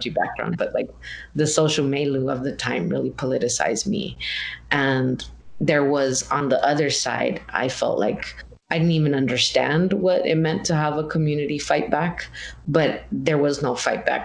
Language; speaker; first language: English; native; English